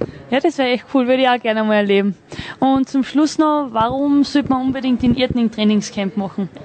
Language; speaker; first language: German; native; German